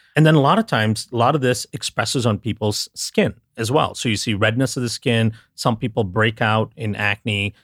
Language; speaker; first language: English; non-native, local second language; Tamil